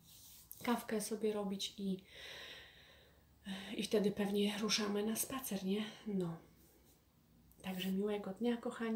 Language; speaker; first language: Polish; native; Polish